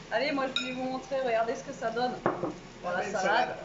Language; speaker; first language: French; native; French